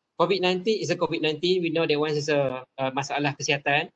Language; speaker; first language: English; non-native, local second language; Malay